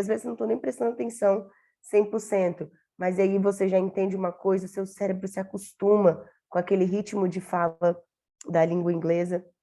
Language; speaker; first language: Portuguese; native; Portuguese